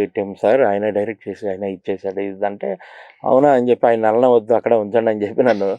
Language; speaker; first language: Telugu; native; Telugu